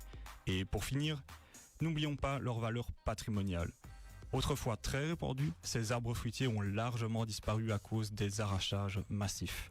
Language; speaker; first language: French; native; French